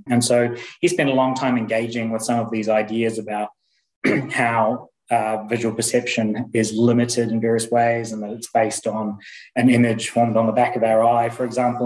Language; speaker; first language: English; native; English